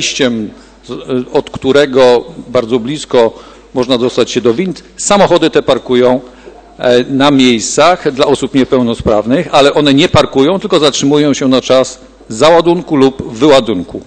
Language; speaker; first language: Polish; native; Polish